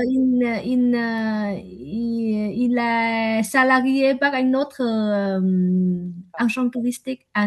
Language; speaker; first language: French; non-native, learner; Vietnamese